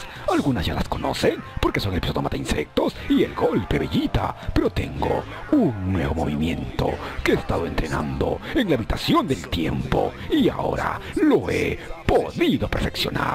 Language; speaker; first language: Spanish; native; Spanish